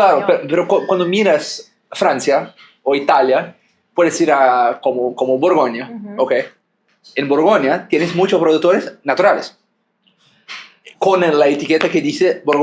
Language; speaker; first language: Spanish; non-native, fluent; Portuguese